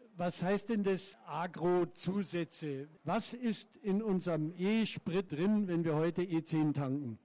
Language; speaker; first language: German; native; German